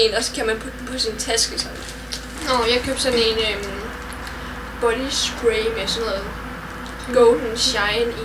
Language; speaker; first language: Danish; native; Danish